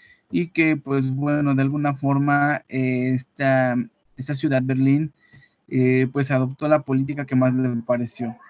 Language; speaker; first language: Spanish; native; Spanish